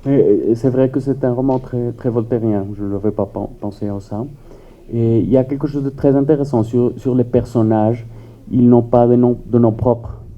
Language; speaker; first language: French; non-native, fluent; Spanish